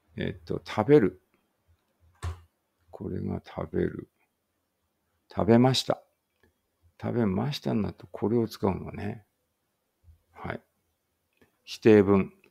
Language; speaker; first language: Japanese; native; Japanese